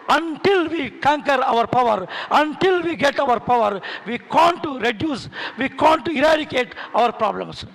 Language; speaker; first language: English; non-native, local second language; Telugu